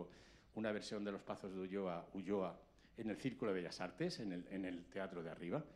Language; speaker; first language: Spanish; native; Spanish